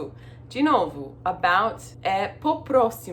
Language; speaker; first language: Portuguese; non-native, fluent; English